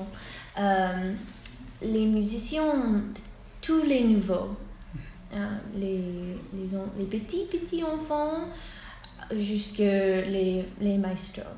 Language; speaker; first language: French; non-native, fluent; English